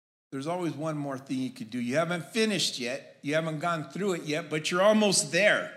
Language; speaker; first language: English; native; English